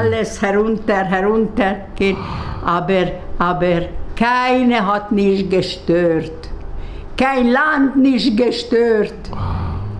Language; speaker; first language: German; non-native, learner; Hungarian